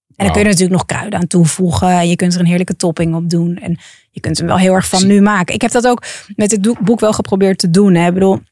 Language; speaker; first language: Dutch; native; Dutch